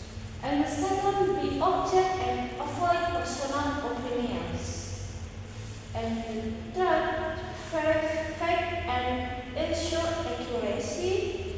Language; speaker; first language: English; non-native, learner; Indonesian